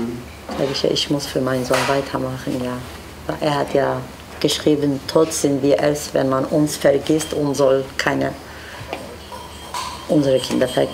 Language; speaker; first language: German; non-native, learner; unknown